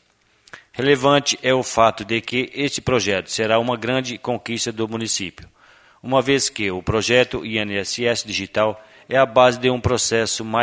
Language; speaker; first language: Portuguese; native; Portuguese